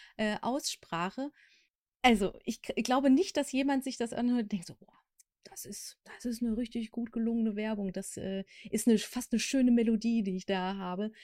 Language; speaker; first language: German; native; German